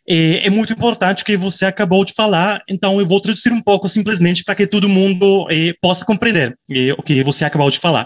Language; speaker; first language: Portuguese; non-native, fluent; Spanish